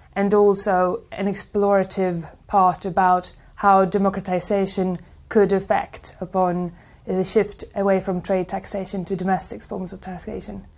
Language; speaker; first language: English; non-native, fluent; Swedish